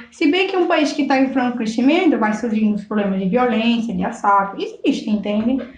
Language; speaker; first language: Portuguese; non-native, local second language; Kabuverdianu